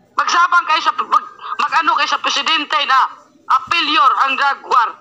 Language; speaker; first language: Filipino; non-native, local second language; Cebuano